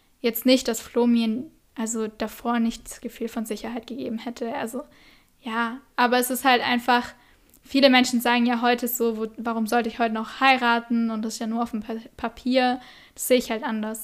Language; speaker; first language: German; native; German